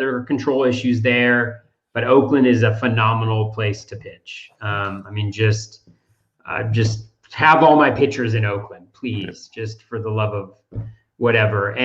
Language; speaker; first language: English; native; English